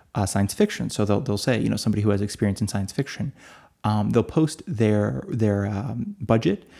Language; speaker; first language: English; native; English